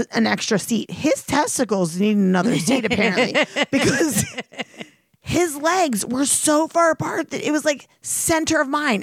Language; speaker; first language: English; native; English